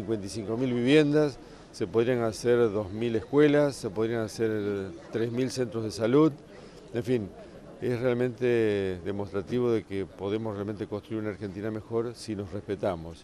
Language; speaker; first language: Spanish; native; Spanish